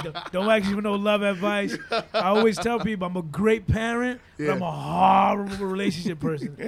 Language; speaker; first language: English; non-native, fluent; Spanish